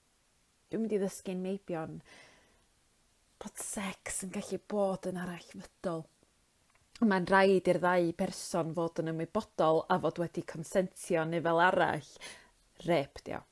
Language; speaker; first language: Welsh; native; Welsh